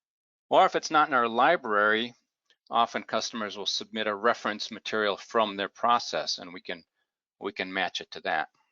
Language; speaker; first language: English; native; English